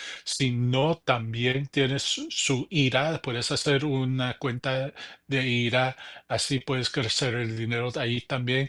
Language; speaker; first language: Spanish; early bilingual, heritage; English